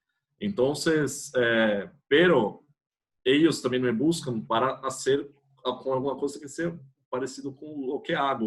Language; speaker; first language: Spanish; non-native, fluent; Portuguese